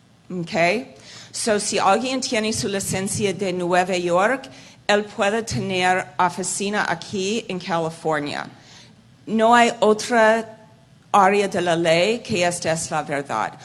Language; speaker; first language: Spanish; non-native, fluent; English